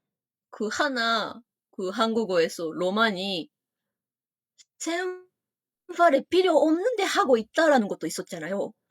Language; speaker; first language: Korean; non-native, fluent; Japanese